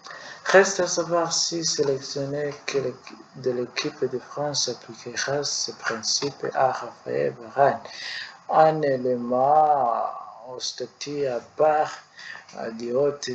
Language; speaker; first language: French; non-native, learner; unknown